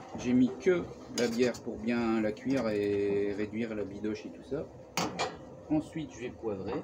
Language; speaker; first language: French; native; French